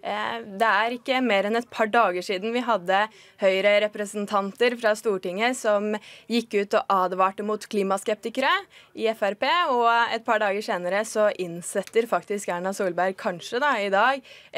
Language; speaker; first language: Norwegian; native; Norwegian